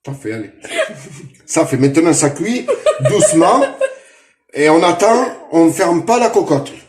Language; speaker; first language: French; non-native, local second language; Arabic